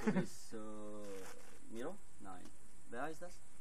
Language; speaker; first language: German; non-native, learner; Slovak